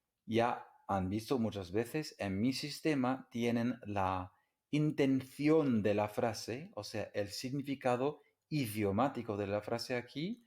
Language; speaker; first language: Spanish; non-native, fluent; English